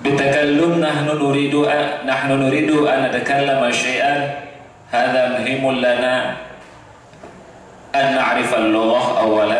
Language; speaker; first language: Arabic; non-native, fluent; Indonesian